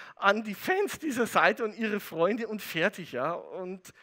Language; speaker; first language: German; native; German